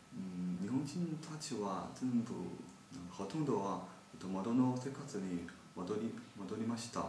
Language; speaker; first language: Japanese; non-native, learner; Chinese